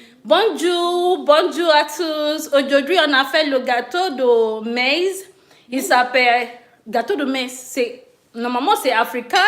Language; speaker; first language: French; non-native, learner; English